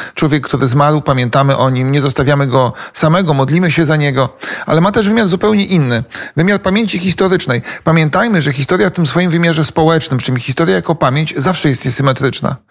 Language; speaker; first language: Polish; native; Polish